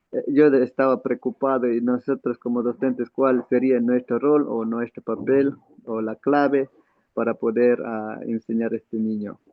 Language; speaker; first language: Spanish; non-native, local second language; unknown